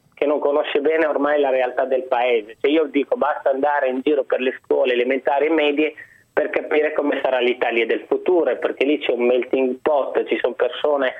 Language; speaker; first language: Italian; early bilingual, other home language; Arabic